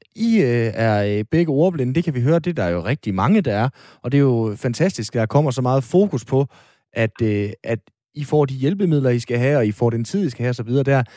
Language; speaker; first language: Danish; native; Danish